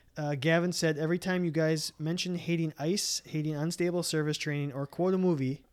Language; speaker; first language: English; native; English